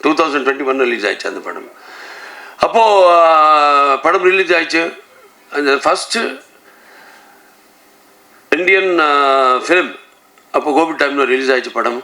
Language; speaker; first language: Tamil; non-native, learner; Telugu